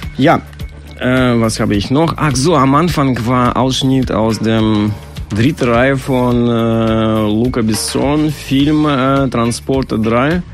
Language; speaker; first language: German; non-native, fluent; Russian